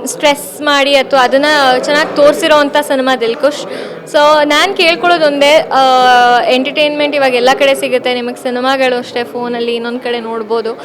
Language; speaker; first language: Kannada; native; Kannada